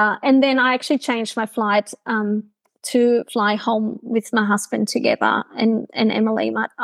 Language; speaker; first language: English; non-native, fluent; German